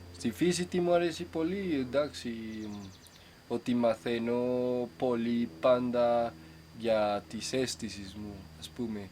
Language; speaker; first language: Greek; non-native, fluent; Spanish